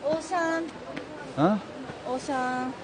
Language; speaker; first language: Korean; non-native, learner; Japanese